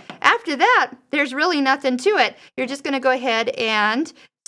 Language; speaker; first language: English; native; English